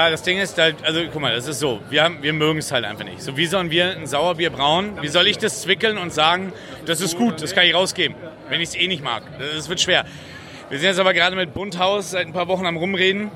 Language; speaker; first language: German; native; German